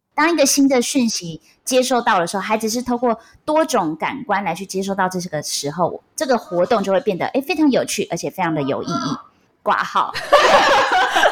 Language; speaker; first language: Chinese; non-native, local second language; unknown